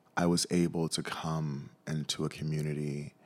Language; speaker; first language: English; native; English